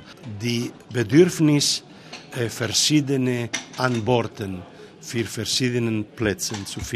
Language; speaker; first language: German; non-native, learner; Spanish